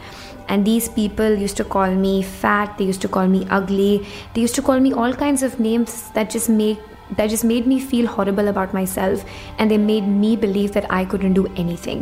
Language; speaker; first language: English; non-native, local second language; Hindi